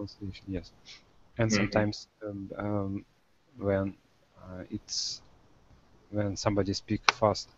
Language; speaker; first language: English; non-native, learner; Russian